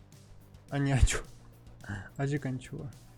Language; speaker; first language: Korean; non-native, learner; Russian